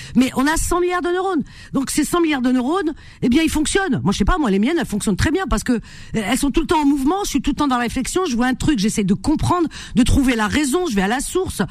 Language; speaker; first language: French; native; French